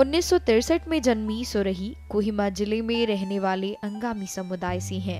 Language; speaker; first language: Hindi; native; Hindi